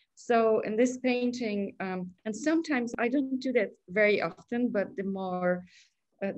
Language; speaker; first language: English; non-native, fluent; Polish